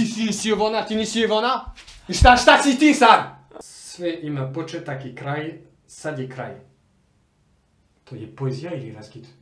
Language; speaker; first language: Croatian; non-native, learner; French